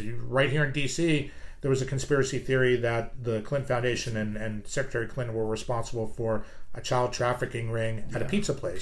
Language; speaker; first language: English; native; English